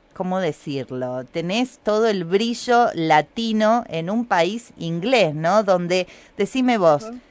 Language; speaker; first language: Spanish; native; Spanish